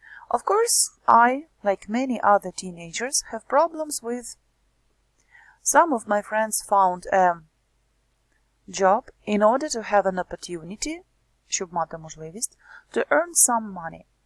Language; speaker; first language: English; non-native, fluent; Ukrainian